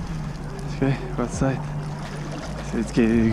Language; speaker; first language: English; non-native, learner; Ukrainian